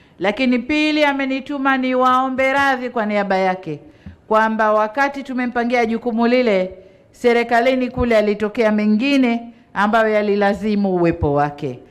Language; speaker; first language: Swahili; native; Swahili